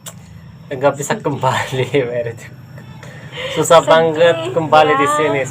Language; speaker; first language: Indonesian; non-native, learner; Turkish